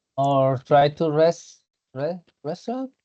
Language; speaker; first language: English; non-native, learner; Spanish